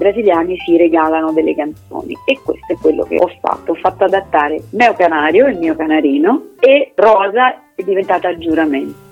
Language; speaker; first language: Italian; native; Italian